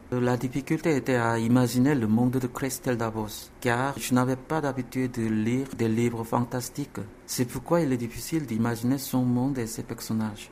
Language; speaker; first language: French; non-native, fluent; Korean